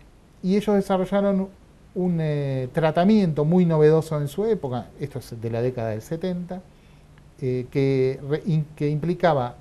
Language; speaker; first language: Spanish; native; Spanish